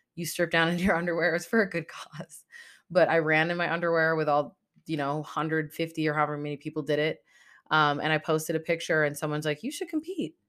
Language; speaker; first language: English; native; English